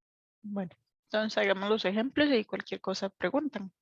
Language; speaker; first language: Spanish; native; Spanish